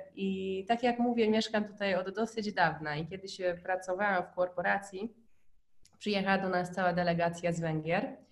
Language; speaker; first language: Polish; non-native, fluent; Hungarian